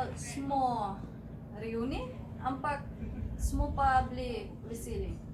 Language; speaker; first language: Slovenian; non-native, fluent; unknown